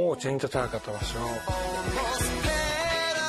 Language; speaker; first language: Korean; non-native, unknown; German